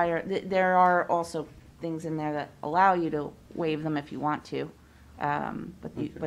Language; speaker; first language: English; native; English